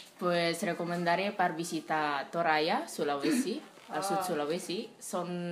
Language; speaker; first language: Catalan; non-native, fluent; Indonesian